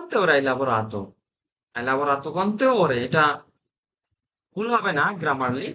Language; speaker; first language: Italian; non-native, fluent; Bangla